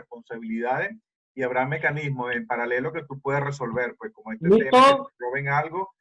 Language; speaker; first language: Spanish; native; Spanish